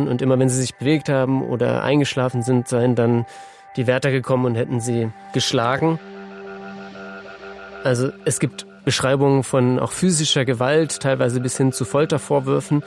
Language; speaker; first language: German; native; German